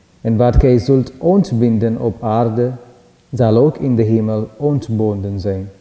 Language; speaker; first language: Dutch; non-native, fluent; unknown